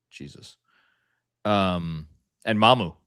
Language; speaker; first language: English; native; English